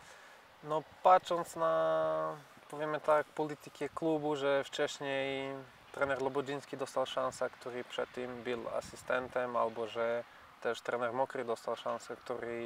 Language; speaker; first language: Polish; non-native, fluent; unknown